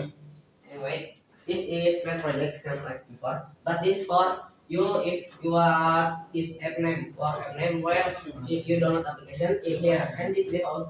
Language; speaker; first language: English; non-native, learner; Indonesian